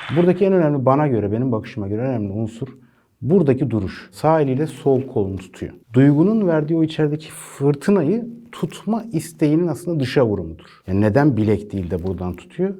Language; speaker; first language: Turkish; native; Turkish